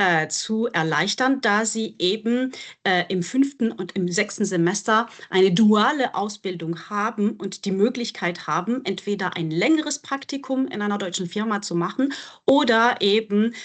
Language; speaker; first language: German; non-native, fluent; French